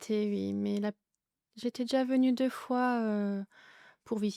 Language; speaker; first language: French; native; French